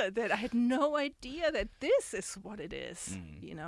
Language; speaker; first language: English; non-native, fluent; German